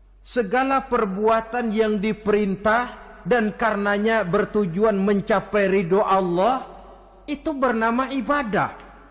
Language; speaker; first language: Indonesian; native; Indonesian